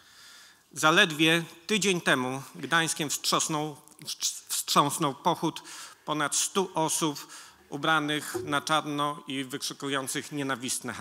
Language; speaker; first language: Polish; native; Polish